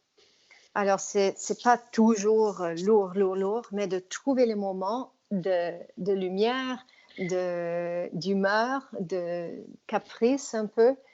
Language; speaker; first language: French; non-native, fluent; English